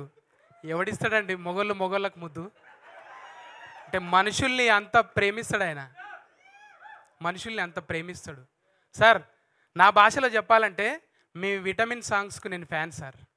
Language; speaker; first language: Telugu; native; Telugu